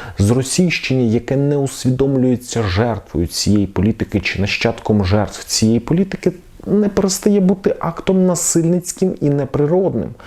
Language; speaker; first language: Ukrainian; non-native, local second language; Russian